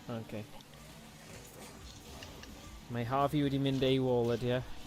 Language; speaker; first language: Welsh; non-native, local second language; English